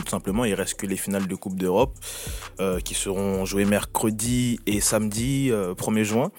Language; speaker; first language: French; native; French